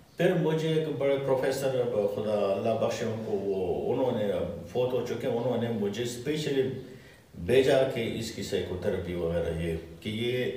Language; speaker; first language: Urdu; non-native, local second language; Pashto